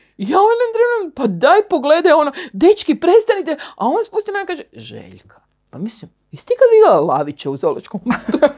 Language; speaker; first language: Croatian; native; Croatian